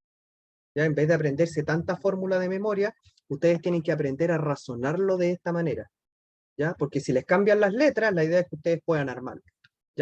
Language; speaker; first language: Spanish; native; Spanish